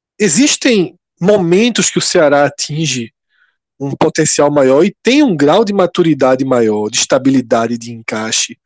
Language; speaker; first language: Portuguese; native; Portuguese